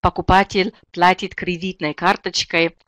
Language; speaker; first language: Russian; non-native, fluent; German